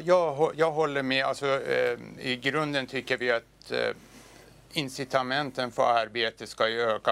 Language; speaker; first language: Swedish; non-native, fluent; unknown